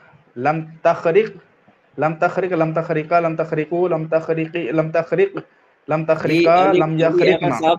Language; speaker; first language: Arabic; non-native, learner; Urdu